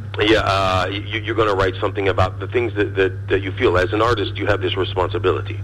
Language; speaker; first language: English; native; English